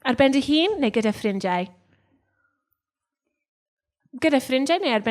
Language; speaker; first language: Welsh; native; Welsh